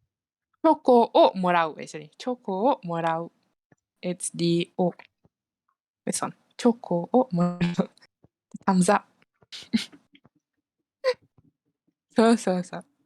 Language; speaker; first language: Japanese; non-native, fluent; Malay